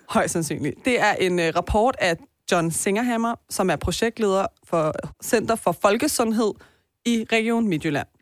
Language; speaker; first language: Danish; early bilingual, other home language; Persian